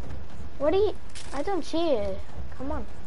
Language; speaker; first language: English; non-native, learner; Portuguese